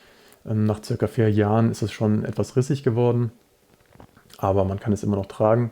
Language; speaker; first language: German; native; German